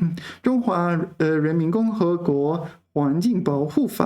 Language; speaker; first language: Chinese; non-native, learner; English